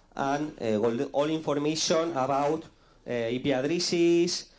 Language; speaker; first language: English; non-native, fluent; Spanish